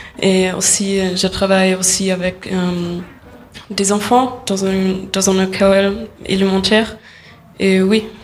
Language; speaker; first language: French; non-native, learner; German